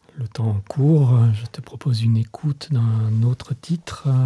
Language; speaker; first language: French; native; French